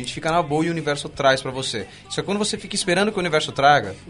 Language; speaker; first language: Portuguese; native; Portuguese